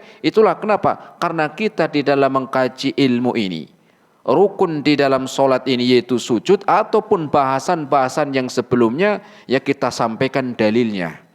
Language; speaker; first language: Indonesian; native; Indonesian